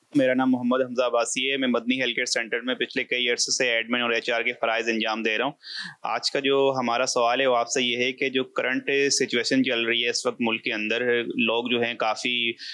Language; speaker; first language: Urdu; non-native, local second language; Punjabi